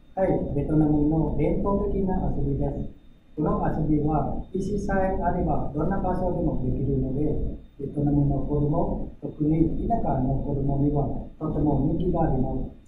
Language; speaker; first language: Japanese; non-native, fluent; Vietnamese